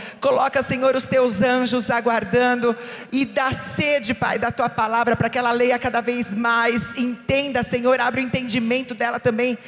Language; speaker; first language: Portuguese; native; Portuguese